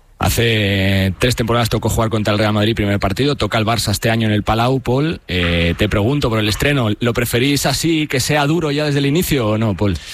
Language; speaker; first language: Spanish; native; Spanish